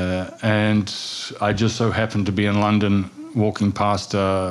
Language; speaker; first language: English; native; English